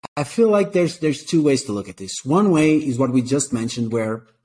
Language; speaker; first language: English; non-native, fluent; Portuguese